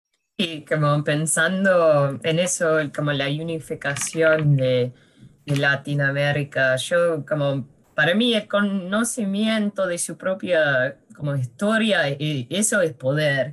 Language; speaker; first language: Spanish; early bilingual, heritage; English